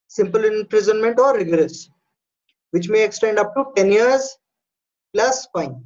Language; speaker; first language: Hindi; native; Hindi